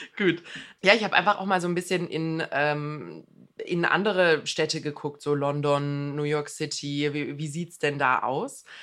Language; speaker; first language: German; native; German